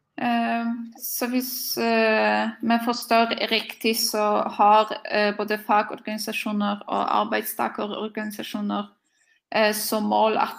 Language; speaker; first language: Norwegian; non-native, fluent; Polish